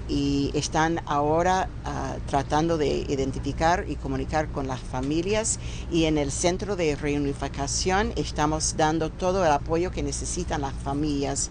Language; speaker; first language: Spanish; non-native, fluent; English